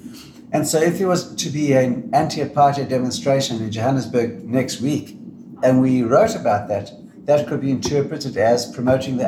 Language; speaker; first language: English; native; English